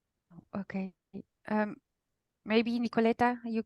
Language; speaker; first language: English; non-native, fluent; Italian